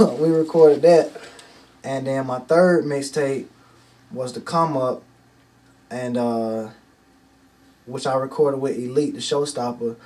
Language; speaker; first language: English; native; English